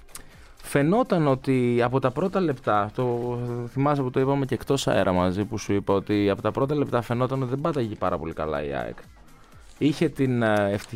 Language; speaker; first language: Greek; native; Greek